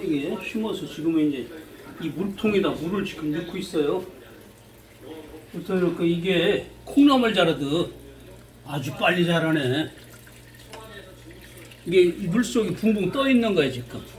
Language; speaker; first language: Korean; native; Korean